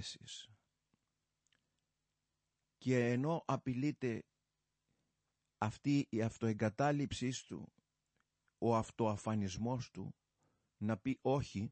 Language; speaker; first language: Greek; native; Greek